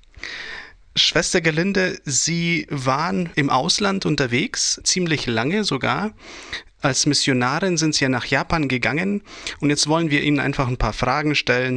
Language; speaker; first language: German; native; German